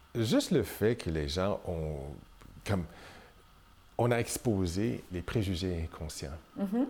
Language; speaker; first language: French; non-native, local second language; English